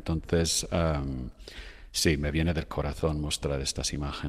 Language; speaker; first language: Spanish; non-native, fluent; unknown